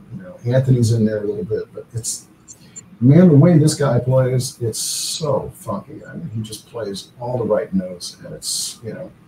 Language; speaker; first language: English; native; English